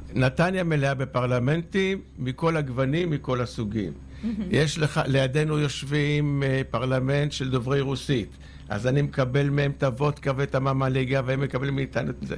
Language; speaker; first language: Hebrew; native; Hebrew